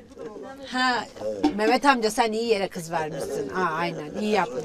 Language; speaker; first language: Turkish; native; Turkish